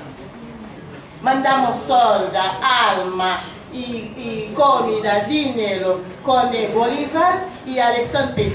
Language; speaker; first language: Spanish; non-native, learner; Haitian Creole